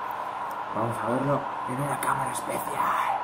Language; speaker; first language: Spanish; native; Spanish